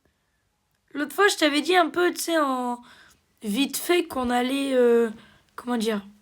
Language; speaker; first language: French; native; French